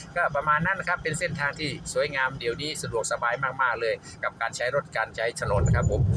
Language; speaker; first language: Thai; non-native, local second language; Khmer